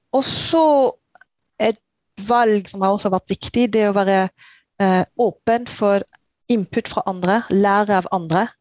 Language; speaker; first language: Norwegian; non-native, fluent; French